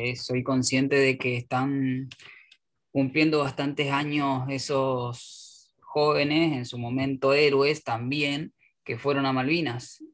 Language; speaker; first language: Spanish; native; Spanish